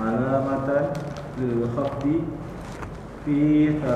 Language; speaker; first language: Arabic; non-native, learner; Indonesian